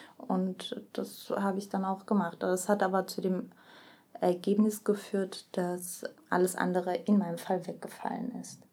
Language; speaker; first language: German; early bilingual, other home language; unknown